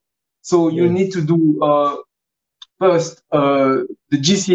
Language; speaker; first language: English; early bilingual, other home language; French